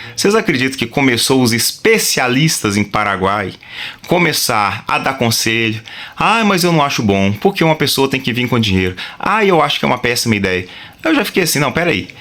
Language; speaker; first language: Portuguese; native; Portuguese